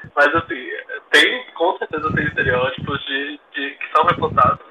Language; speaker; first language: Portuguese; native; Portuguese